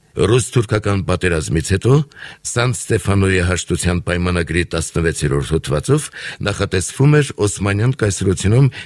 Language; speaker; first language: Armenian; native; Armenian